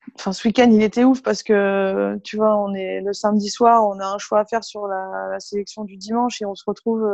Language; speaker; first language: French; native; French